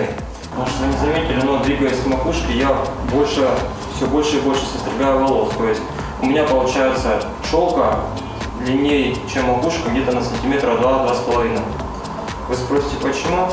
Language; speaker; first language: Russian; native; Russian